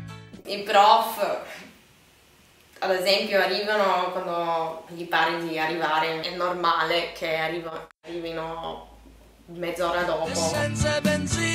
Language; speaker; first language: Italian; non-native, fluent; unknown